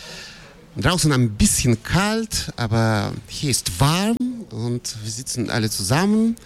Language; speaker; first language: German; non-native, learner; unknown